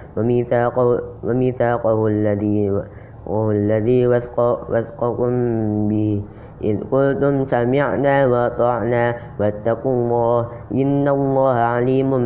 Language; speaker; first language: Arabic; non-native, learner; Indonesian